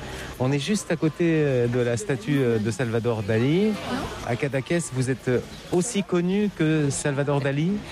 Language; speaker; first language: French; native; French